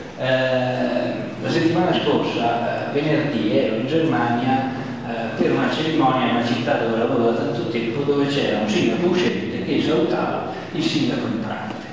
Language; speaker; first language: Italian; native; Italian